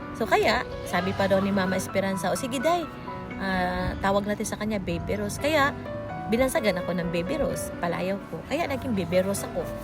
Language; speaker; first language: Filipino; non-native, local second language; Cebuano